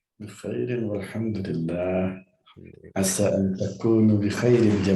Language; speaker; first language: Arabic; non-native, fluent; Indonesian